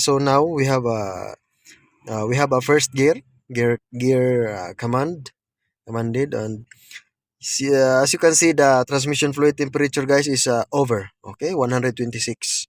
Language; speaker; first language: English; non-native, local second language; Filipino